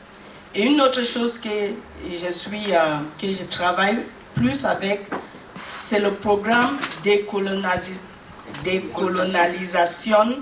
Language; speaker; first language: French; non-native, learner; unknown